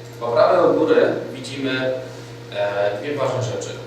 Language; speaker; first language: Polish; native; Polish